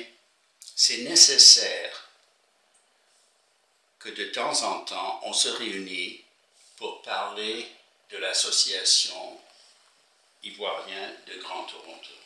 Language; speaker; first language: French; non-native, fluent; English